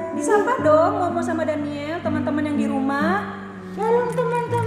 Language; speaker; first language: Indonesian; native; Indonesian